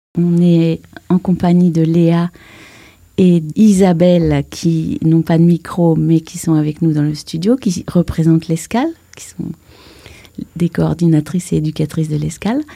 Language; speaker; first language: French; native; French